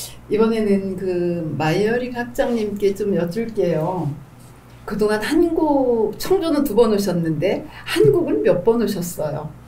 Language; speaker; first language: Korean; native; Korean